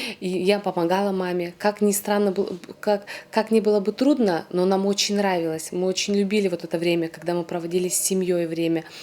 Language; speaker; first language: Russian; non-native, local second language; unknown